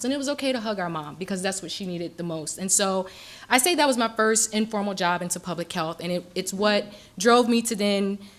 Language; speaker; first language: English; native; English